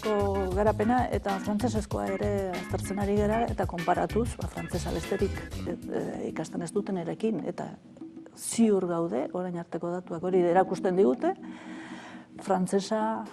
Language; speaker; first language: Basque; native; Basque